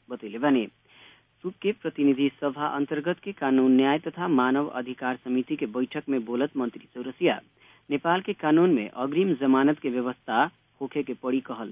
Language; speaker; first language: Bhojpuri; native; Bhojpuri